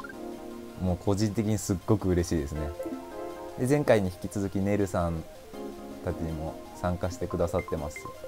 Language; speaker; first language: Japanese; native; Japanese